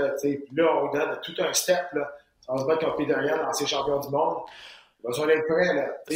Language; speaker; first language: French; native; French